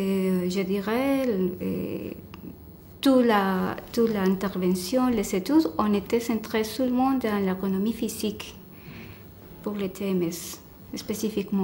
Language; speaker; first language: French; non-native, fluent; Spanish